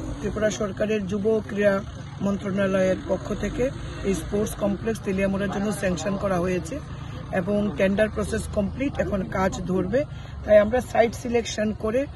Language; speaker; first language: Bangla; native; Bangla